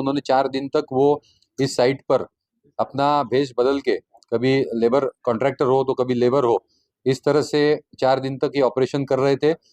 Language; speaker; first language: Hindi; non-native, local second language; Marathi